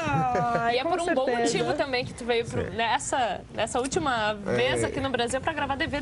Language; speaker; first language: Portuguese; native; Portuguese